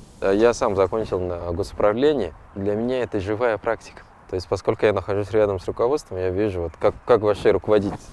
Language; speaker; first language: Russian; non-native, fluent; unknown